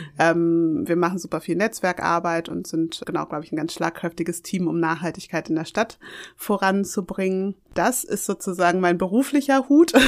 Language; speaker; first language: German; early bilingual, other home language; Yoruba